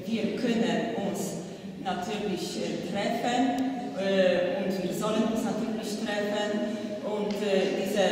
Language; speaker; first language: German; non-native, learner; Polish